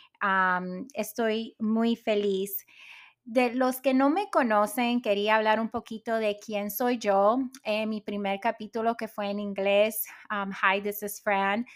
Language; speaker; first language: Spanish; early bilingual, heritage; Spanish